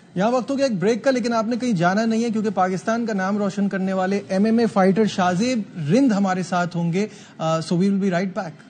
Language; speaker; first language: Urdu; native; Urdu